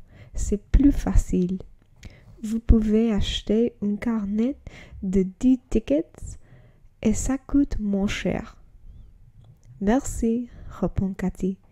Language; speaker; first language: French; non-native, learner; English